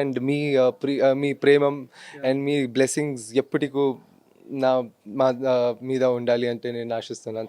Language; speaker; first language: Telugu; non-native, fluent; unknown